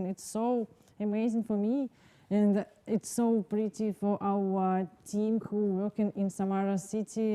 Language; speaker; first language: English; non-native, learner; Russian